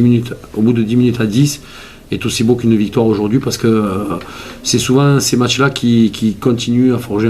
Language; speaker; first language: French; native; French